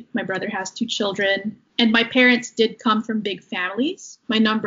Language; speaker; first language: English; non-native, local second language; Filipino